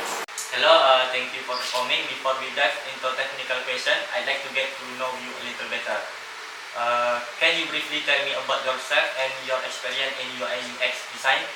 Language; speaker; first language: English; non-native, learner; Indonesian